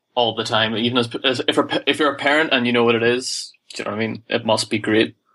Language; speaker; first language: English; native; English